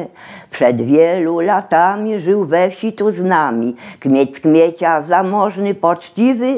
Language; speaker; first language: Polish; native; Polish